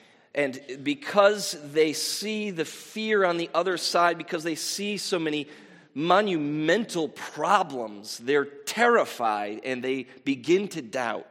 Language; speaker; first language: English; native; English